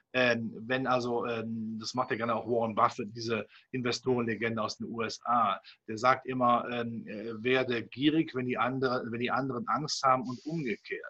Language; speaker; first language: German; native; German